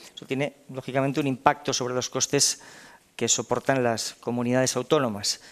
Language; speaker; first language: Spanish; native; Spanish